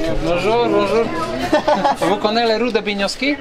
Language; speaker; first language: French; non-native, learner; Polish